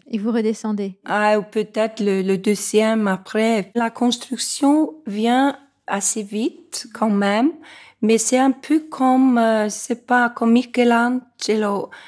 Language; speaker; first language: French; non-native, fluent; Icelandic